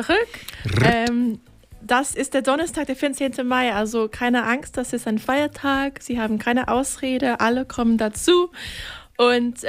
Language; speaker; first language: German; non-native, fluent; English